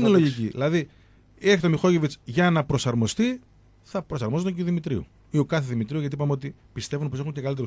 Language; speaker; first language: Greek; native; Greek